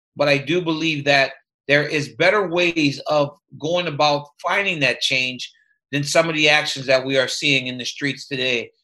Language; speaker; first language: English; native; English